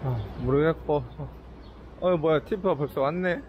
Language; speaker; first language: Korean; native; Korean